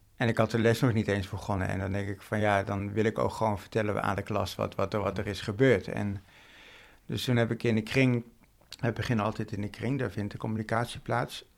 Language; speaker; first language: Dutch; native; Dutch